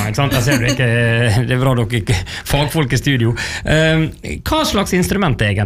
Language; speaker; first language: Norwegian; native; Norwegian